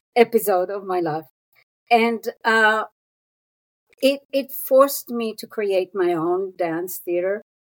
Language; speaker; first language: English; non-native, fluent; Hebrew